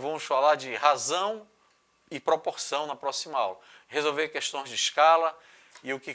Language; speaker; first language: Portuguese; native; Portuguese